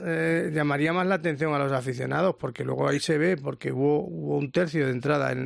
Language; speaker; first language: Spanish; native; Spanish